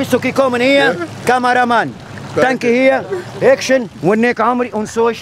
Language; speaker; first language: German; non-native, learner; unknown